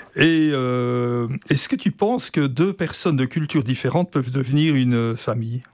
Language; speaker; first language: French; native; French